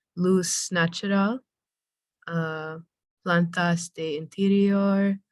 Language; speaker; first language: Spanish; non-native, learner; English